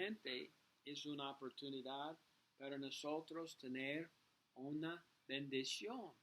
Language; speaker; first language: Spanish; non-native, learner; English